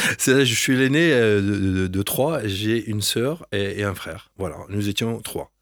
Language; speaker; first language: French; non-native, local second language; Arabic